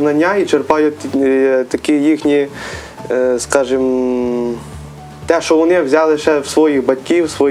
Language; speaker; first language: Ukrainian; native; Ukrainian